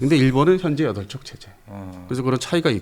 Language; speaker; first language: Korean; native; Korean